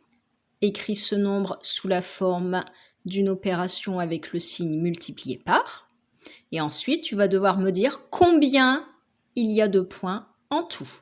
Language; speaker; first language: French; native; French